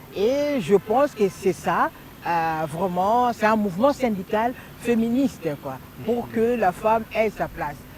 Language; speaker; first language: French; non-native, local second language; Lingala